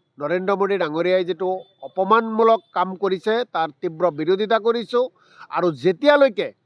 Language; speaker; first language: Assamese; native; Assamese